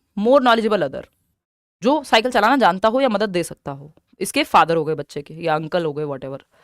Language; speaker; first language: Hindi; native; Hindi